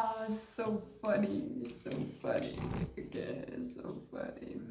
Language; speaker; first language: English; non-native, learner; Korean